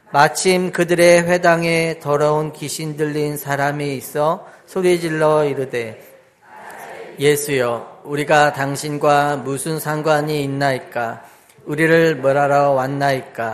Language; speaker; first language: Korean; native; Korean